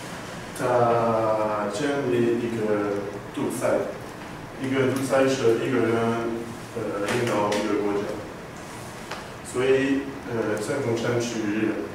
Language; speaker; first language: Chinese; non-native, learner; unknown